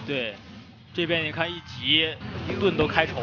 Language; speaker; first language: Chinese; native; Chinese